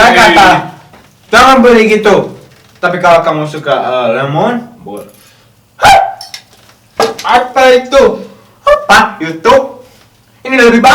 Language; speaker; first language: Indonesian; non-native, learner; English